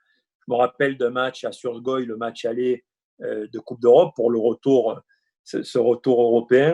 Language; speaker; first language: French; native; French